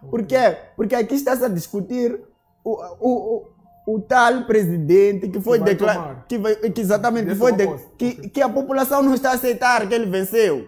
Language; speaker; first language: Portuguese; native; Portuguese